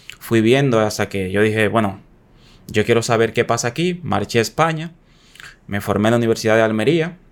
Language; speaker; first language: Spanish; native; Spanish